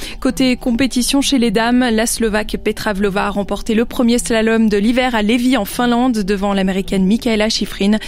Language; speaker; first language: French; native; French